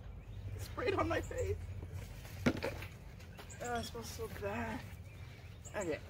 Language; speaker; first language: English; native; English